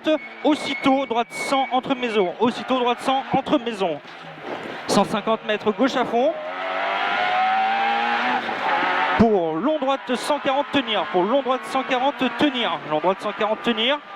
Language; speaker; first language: French; native; French